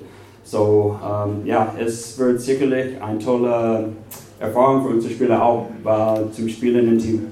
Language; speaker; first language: German; non-native, fluent; English